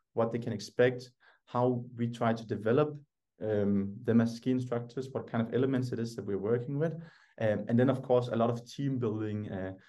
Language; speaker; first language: English; non-native, fluent; Danish